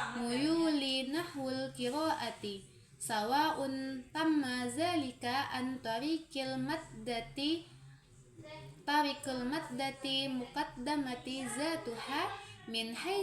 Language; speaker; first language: Arabic; non-native, learner; Indonesian